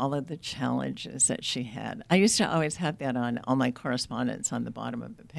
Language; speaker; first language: English; native; English